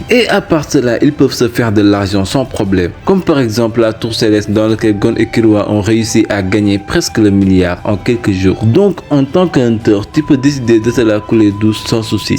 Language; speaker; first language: French; native; French